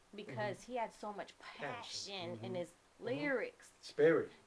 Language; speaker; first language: English; native; English